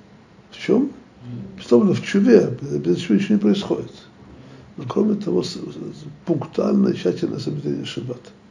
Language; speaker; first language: Russian; native; Russian